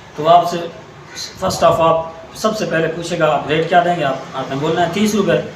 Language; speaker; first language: Urdu; non-native, local second language; Saraiki